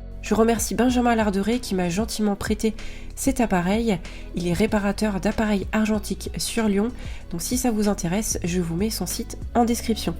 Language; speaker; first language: French; native; French